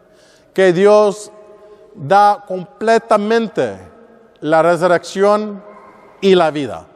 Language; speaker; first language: Spanish; non-native, learner; English